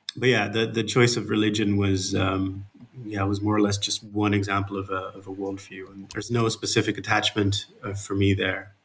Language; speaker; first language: English; non-native, fluent; Dutch